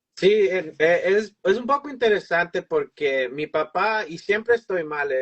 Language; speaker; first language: Spanish; early bilingual, heritage; Spanish